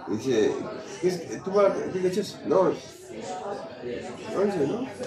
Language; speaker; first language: French; non-native, fluent; Spanish